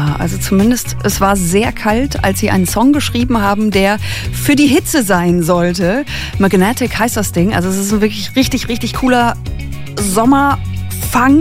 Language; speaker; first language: German; native; German